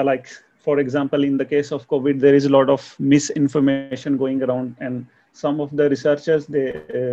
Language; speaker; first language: English; non-native, local second language; Punjabi